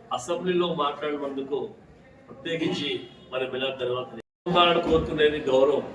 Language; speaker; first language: Telugu; native; Telugu